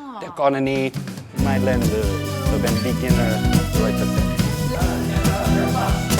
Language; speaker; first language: Thai; non-native, learner; English